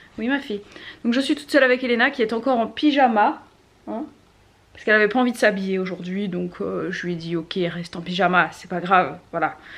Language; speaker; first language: French; native; French